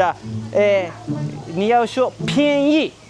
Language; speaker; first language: Chinese; non-native, learner; Spanish